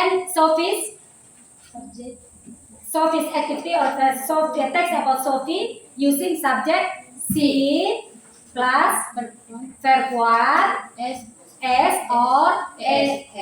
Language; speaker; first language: English; non-native, learner; Indonesian